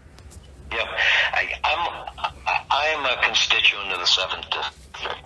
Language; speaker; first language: English; native; English